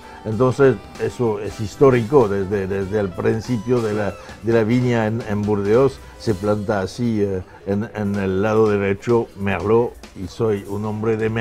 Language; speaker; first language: Spanish; non-native, fluent; French